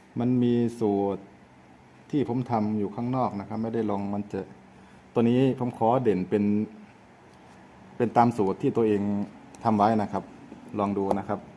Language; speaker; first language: Thai; native; Thai